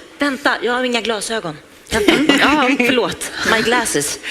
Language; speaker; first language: Swedish; native; Swedish